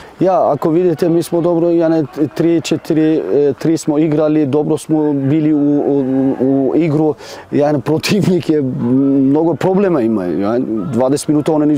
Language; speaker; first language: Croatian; non-native, learner; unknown